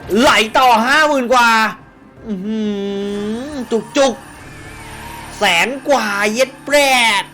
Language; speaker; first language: Thai; native; Thai